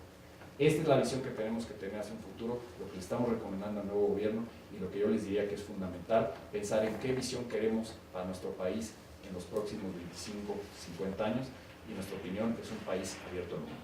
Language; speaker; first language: Spanish; native; Spanish